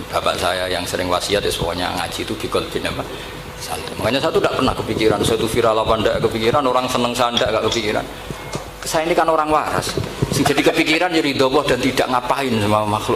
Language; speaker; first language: Indonesian; non-native, local second language; Javanese